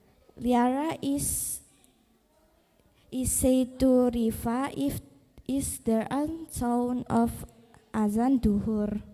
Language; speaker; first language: English; non-native, learner; Indonesian